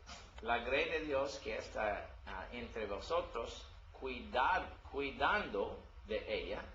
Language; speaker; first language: Spanish; non-native, learner; English